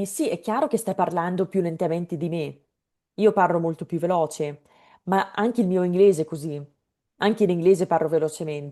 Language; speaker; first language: Italian; non-native, fluent; English